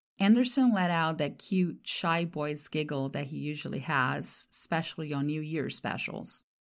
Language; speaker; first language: English; non-native, fluent; Portuguese